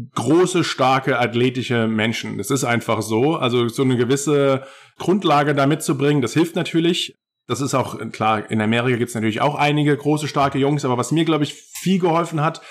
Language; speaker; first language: German; native; German